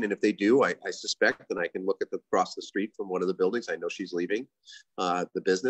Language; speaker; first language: English; native; English